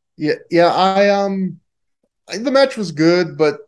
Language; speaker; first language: English; native; English